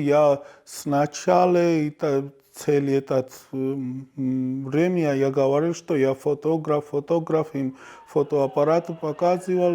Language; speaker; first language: Russian; non-native, learner; Georgian